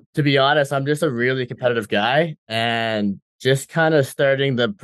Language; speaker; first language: English; native; English